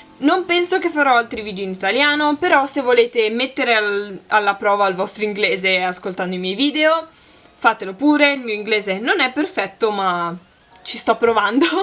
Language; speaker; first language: Italian; native; Italian